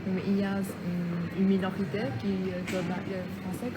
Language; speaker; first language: French; non-native, fluent; Vietnamese